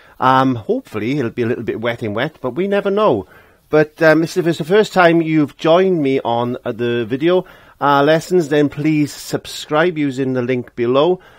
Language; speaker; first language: English; native; English